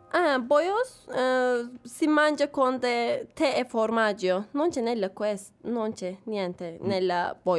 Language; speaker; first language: Italian; non-native, learner; Turkish